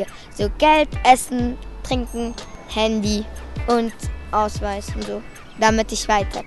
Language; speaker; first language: German; early bilingual, other home language; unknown